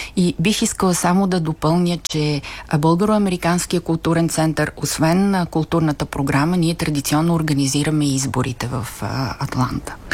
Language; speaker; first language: Bulgarian; native; Bulgarian